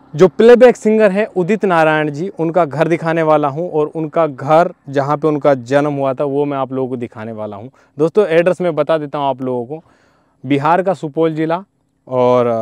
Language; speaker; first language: Hindi; native; Hindi